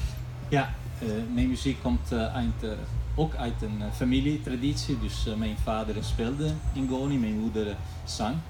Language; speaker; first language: Dutch; non-native, fluent; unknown